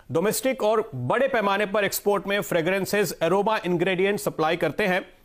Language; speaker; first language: Hindi; native; Hindi